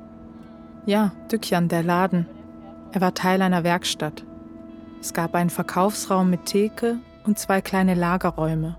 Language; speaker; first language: German; early bilingual, other home language; Turkish